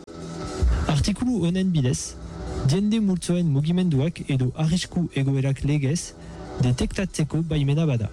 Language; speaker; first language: Basque; non-native, local second language; French